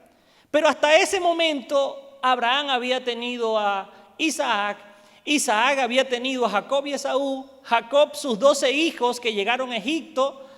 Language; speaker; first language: Spanish; native; Spanish